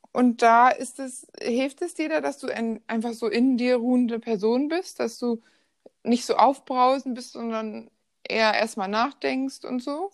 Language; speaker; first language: German; native; German